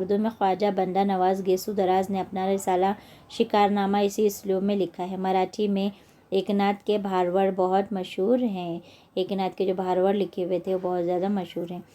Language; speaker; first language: Urdu; native; Urdu